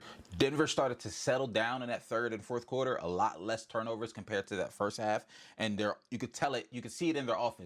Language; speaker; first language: English; native; English